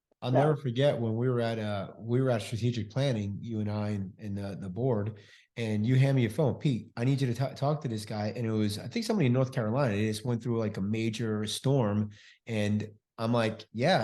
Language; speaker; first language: English; native; English